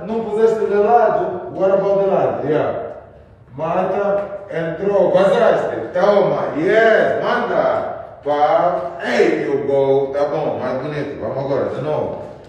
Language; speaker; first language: Portuguese; native; Portuguese